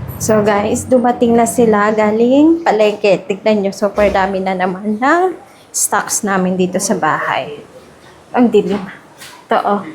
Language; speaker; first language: Filipino; non-native, local second language; Iloko